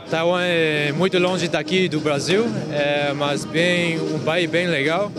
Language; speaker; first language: Portuguese; non-native, learner; Chinese